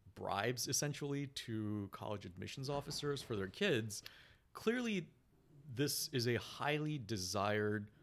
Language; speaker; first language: English; native; English